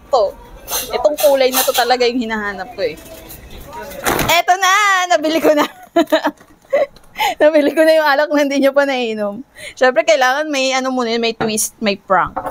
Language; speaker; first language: Filipino; native; Filipino